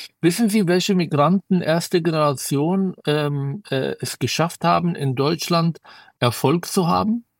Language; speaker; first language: German; non-native, fluent; Arabic